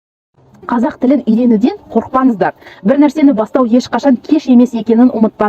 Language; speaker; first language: Kazakh; non-native, learner; Russian